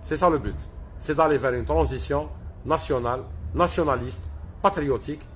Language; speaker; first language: French; non-native, local second language; Arabic